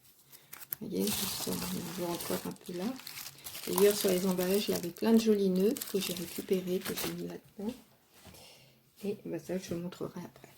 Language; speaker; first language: French; native; French